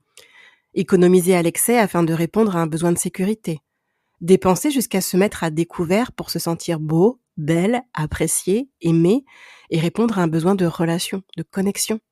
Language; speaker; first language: French; native; French